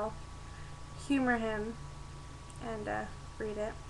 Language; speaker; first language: English; native; English